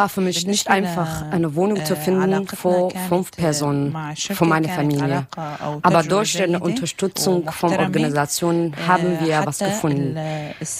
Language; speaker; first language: German; non-native, learner; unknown